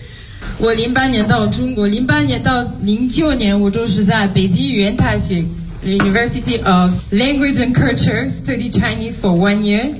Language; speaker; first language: Chinese; non-native, fluent; French